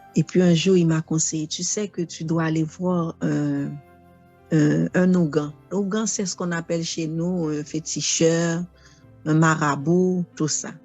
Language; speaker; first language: French; non-native, local second language; Haitian Creole